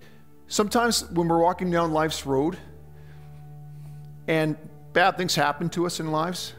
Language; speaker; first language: English; native; English